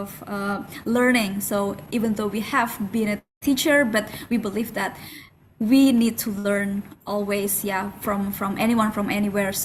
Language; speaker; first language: English; non-native, fluent; Indonesian